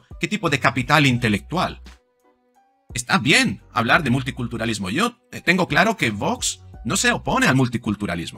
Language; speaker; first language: Spanish; native; Spanish